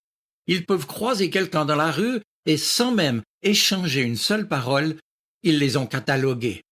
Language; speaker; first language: French; native; French